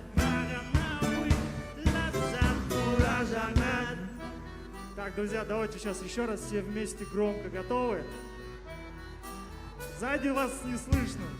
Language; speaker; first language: Russian; non-native, local second language; Bashkir